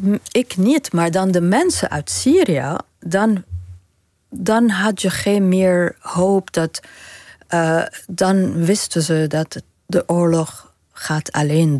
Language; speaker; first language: Dutch; non-native, learner; Arabic